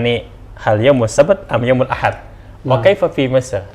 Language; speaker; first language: Arabic; non-native, learner; Indonesian